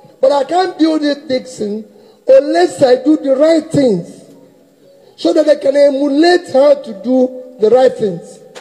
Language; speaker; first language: English; native; English